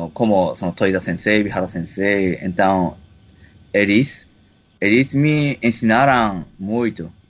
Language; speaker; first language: Portuguese; non-native, learner; Japanese